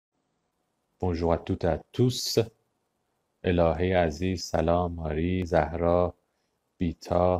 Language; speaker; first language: French; non-native, fluent; Persian